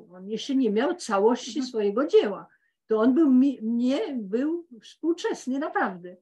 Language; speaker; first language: Polish; early bilingual, heritage; Polish